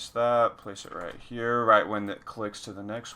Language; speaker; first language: English; native; English